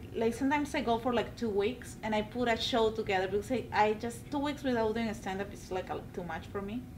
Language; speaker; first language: English; non-native, fluent; Spanish